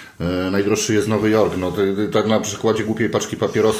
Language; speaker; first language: Polish; native; Polish